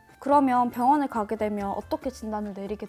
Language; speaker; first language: Korean; native; Korean